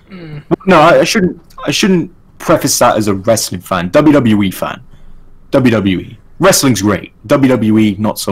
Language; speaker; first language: English; native; English